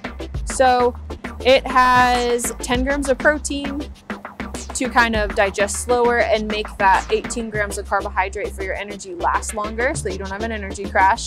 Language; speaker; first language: English; native; English